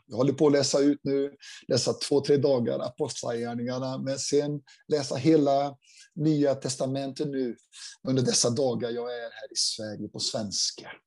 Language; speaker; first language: Swedish; non-native, fluent; Portuguese